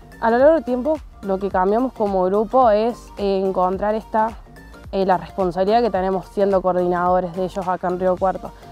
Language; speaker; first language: Spanish; native; Spanish